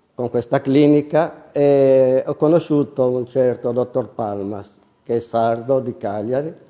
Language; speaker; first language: Italian; native; Italian